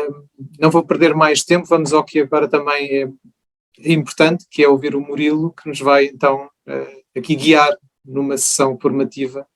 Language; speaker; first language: Portuguese; native; Portuguese